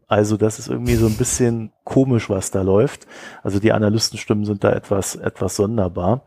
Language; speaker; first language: German; native; German